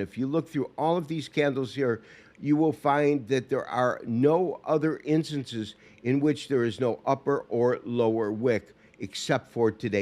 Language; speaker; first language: English; native; English